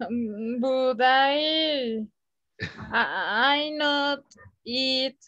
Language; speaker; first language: English; non-native, learner; Spanish